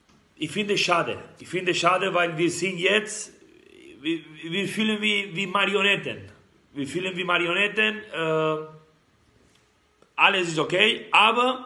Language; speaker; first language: German; non-native, learner; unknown